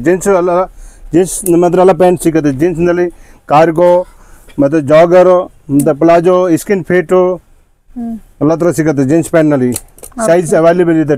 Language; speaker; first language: Kannada; non-native, local second language; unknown